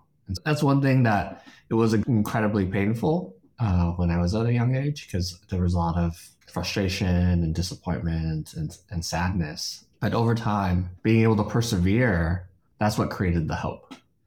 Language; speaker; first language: English; native; English